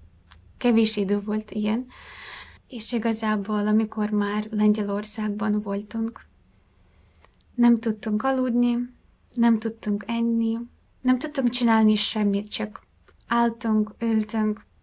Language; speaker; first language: Hungarian; non-native, fluent; Ukrainian